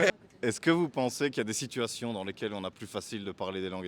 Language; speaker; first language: French; native; French